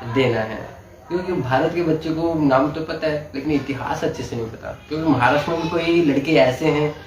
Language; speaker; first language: Hindi; native; Hindi